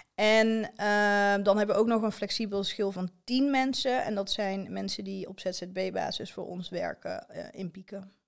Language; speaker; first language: Dutch; native; Dutch